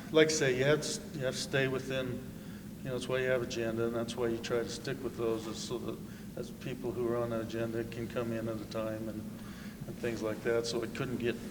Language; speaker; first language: English; native; English